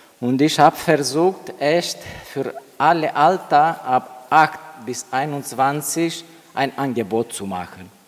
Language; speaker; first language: German; non-native, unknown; Romanian